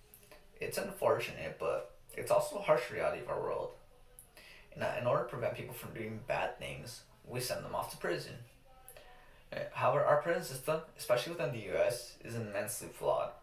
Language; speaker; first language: English; native; English